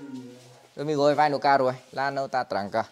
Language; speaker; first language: Portuguese; non-native, learner; Vietnamese